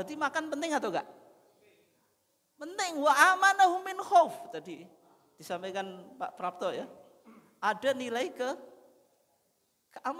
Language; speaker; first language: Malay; non-native, local second language; Javanese